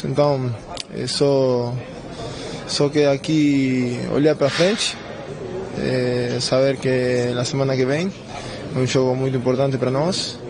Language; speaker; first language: Portuguese; non-native, learner; Spanish